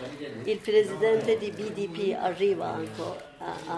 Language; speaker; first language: Italian; non-native, learner; Turkish